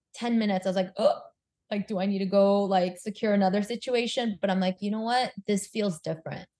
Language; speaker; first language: English; early bilingual, other home language; Korean